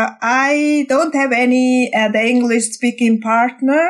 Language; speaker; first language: English; non-native, fluent; Mongolian